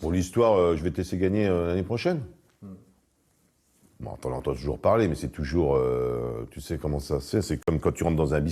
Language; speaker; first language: French; native; French